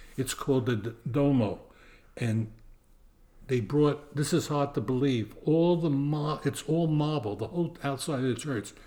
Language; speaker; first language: English; native; English